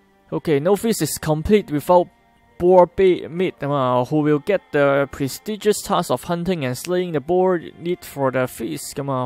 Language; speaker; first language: English; non-native, local second language; Cantonese